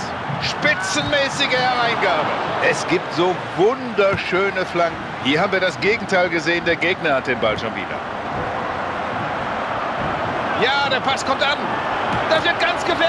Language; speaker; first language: German; native; German